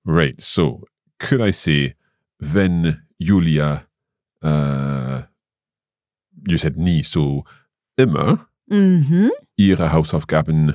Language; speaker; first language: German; non-native, learner; English